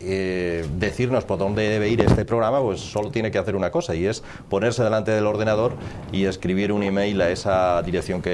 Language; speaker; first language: Spanish; native; Spanish